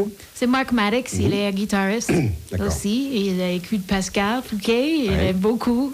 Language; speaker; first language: French; non-native, learner; English